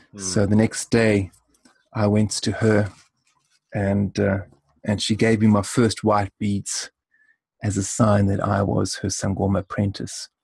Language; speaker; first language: English; native; English